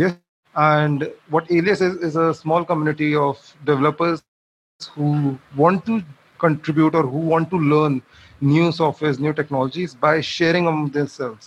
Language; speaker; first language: English; non-native, local second language; Hindi